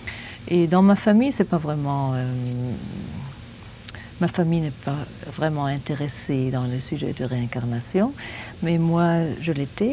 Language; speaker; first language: French; non-native, fluent; German